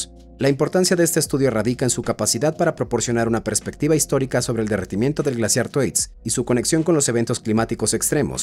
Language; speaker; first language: Spanish; native; Spanish